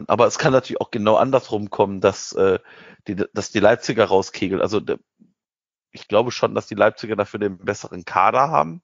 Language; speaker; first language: German; native; German